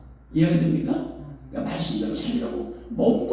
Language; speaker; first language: Korean; native; Korean